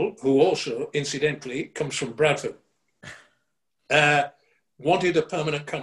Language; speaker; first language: English; native; English